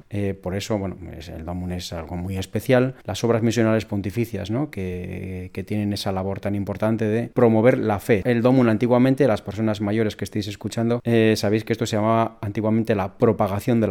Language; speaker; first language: Spanish; native; Spanish